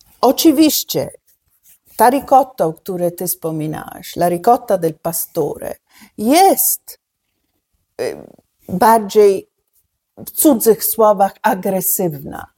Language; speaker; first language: Polish; non-native, fluent; Italian